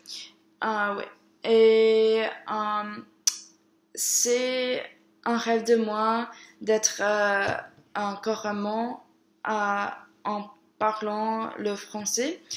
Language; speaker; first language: French; non-native, learner; English